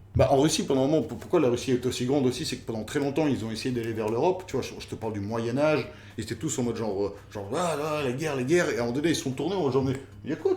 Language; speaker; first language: French; early bilingual, other home language; Russian